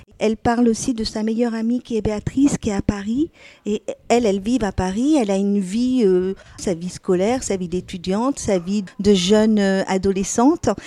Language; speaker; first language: French; native; French